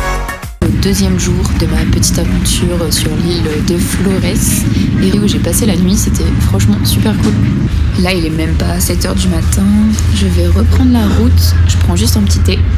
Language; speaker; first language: French; native; French